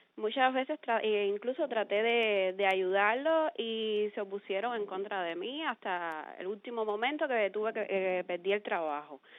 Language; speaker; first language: Spanish; native; Spanish